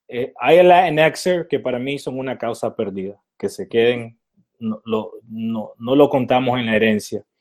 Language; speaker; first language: Spanish; early bilingual, heritage; Spanish